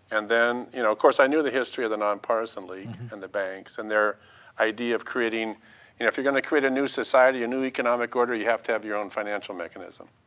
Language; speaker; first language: English; native; English